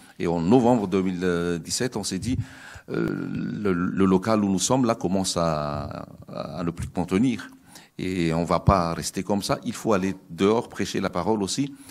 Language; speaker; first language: French; non-native, local second language; Malagasy